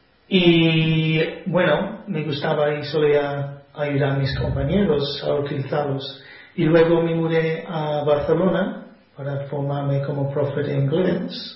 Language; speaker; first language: Spanish; non-native, fluent; English